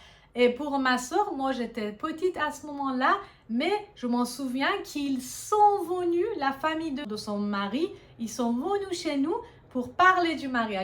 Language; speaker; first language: French; non-native, fluent; Persian